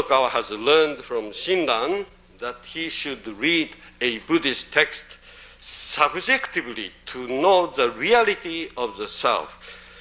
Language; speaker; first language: English; non-native, fluent; Japanese